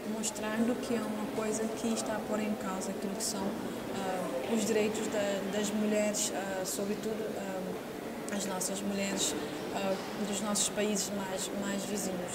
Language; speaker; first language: Portuguese; non-native, local second language; Kabuverdianu